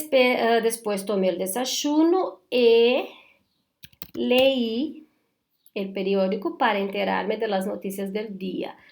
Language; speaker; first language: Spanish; non-native, fluent; Portuguese